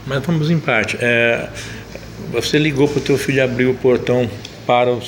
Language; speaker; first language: Portuguese; native; Portuguese